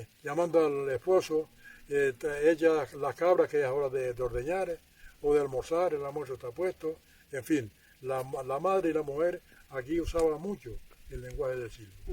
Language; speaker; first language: Spanish; native; Spanish